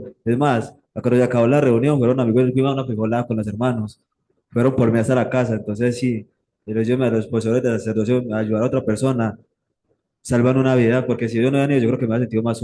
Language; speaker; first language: Spanish; native; Spanish